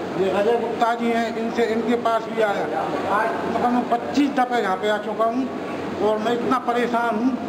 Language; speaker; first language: Hindi; native; Hindi